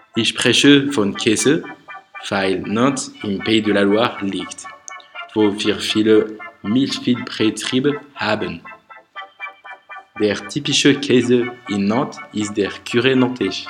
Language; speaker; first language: German; non-native, learner; French